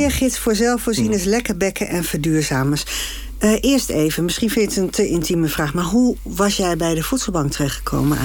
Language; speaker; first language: Dutch; native; Dutch